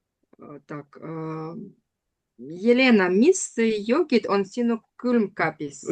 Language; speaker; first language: Estonian; non-native, learner; Russian